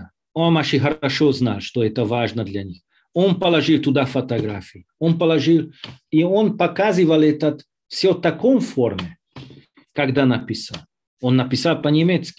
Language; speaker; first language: Russian; non-native, learner; Hungarian